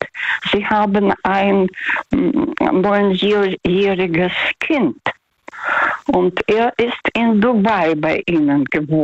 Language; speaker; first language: German; non-native, fluent; Russian